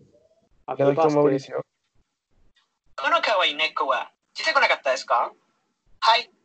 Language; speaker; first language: Japanese; non-native, learner; Spanish